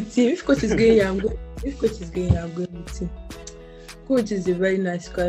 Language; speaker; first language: English; non-native, local second language; Yoruba